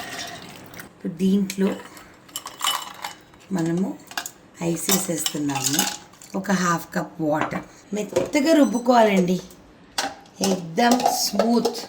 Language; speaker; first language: Telugu; native; Telugu